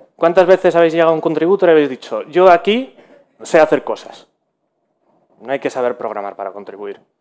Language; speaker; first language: Spanish; native; Spanish